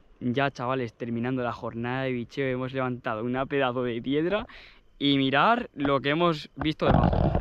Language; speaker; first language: Spanish; native; Spanish